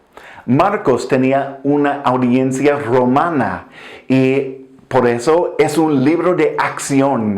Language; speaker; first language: Spanish; non-native, fluent; English